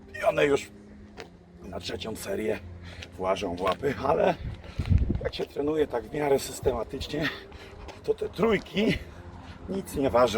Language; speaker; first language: Polish; native; Polish